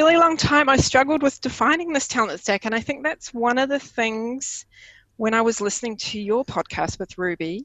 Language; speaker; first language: English; native; English